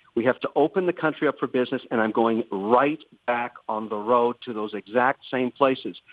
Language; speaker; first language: English; native; English